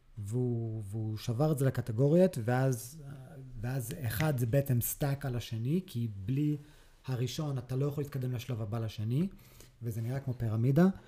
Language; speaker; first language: Hebrew; early bilingual, other home language; English